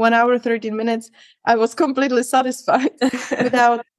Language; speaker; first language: English; non-native, fluent; Czech